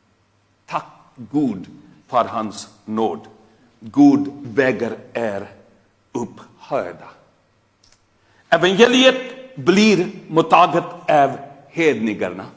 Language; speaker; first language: Swedish; non-native, fluent; Urdu